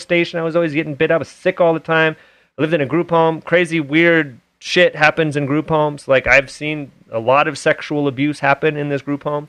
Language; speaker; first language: English; native; English